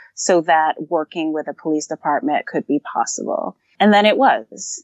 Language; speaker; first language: English; native; English